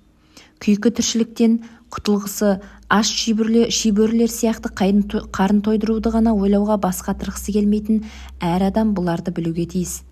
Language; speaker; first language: Kazakh; native; Kazakh